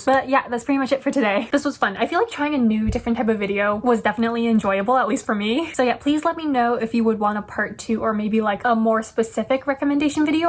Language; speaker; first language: English; native; English